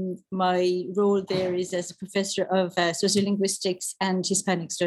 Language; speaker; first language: English; native; English